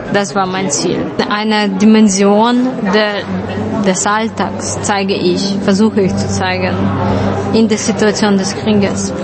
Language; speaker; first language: German; non-native, fluent; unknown